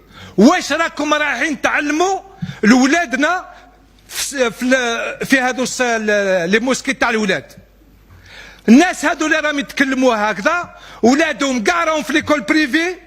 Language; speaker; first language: Arabic; non-native, local second language; Kabyle